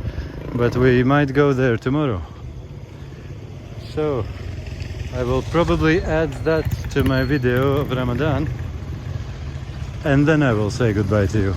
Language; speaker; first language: English; non-native, fluent; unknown